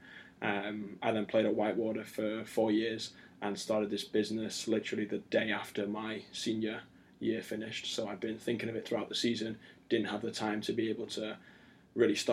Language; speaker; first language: English; native; English